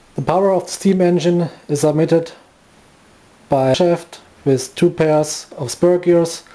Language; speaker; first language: English; non-native, fluent; German